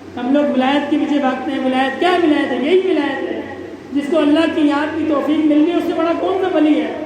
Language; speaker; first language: Urdu; non-native, local second language; Punjabi